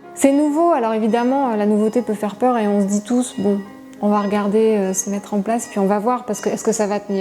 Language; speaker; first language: French; native; French